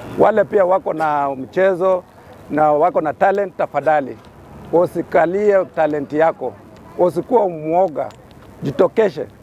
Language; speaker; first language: Swahili; non-native, local second language; Kalenjin